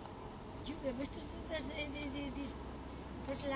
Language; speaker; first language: German; non-native, fluent; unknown